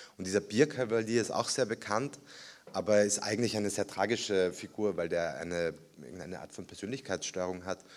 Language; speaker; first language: German; early bilingual, other home language; Spanish